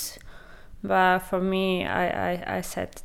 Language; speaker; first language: English; non-native, fluent; Ukrainian